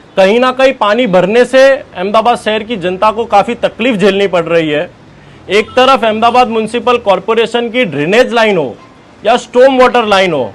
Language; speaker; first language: Hindi; non-native, local second language; Gujarati